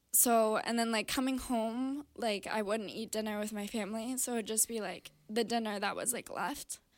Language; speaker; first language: English; native; English